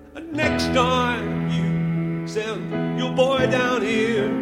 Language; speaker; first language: English; native; English